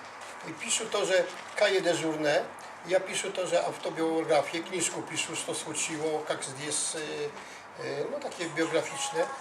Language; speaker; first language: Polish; non-native, learner; Russian